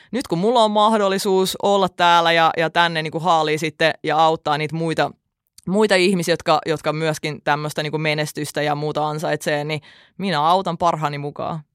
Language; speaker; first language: Finnish; early bilingual, other home language; Russian